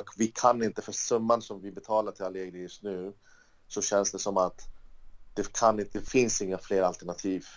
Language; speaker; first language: Swedish; early bilingual, other home language; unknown